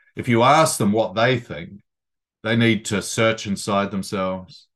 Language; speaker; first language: English; native; English